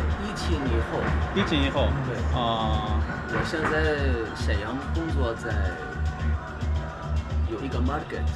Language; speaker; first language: Chinese; non-native, fluent; Arabic